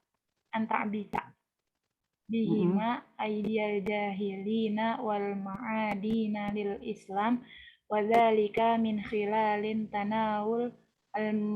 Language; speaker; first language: Arabic; non-native, learner; Indonesian